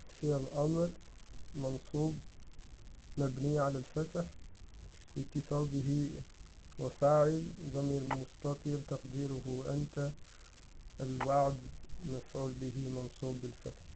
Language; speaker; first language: Arabic; non-native, learner; Dutch